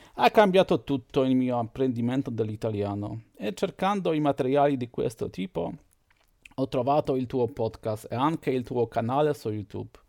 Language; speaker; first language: Italian; non-native, fluent; Polish